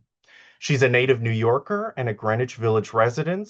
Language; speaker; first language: English; native; English